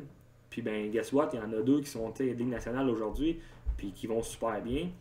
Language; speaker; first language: French; native; French